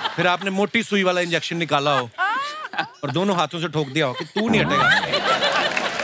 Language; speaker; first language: Hindi; native; Hindi